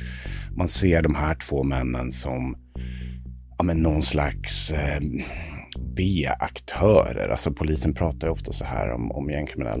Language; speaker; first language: Swedish; native; Swedish